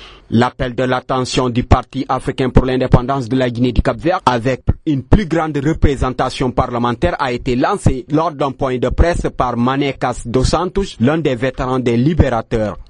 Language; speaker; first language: French; non-native, fluent; Portuguese